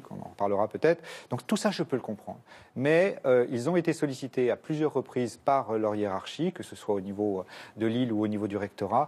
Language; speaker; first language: French; native; French